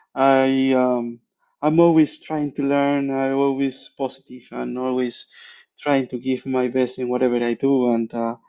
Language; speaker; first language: English; non-native, fluent; Spanish